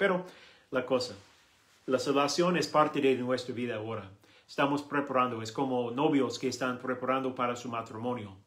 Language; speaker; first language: Spanish; non-native, learner; English